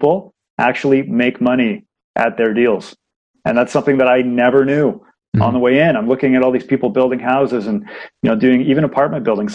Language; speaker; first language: English; native; English